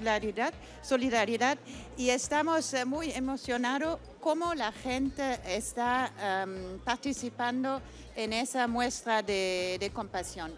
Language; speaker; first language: Spanish; non-native, fluent; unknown